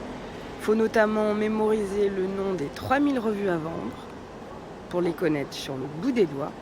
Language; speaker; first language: French; native; French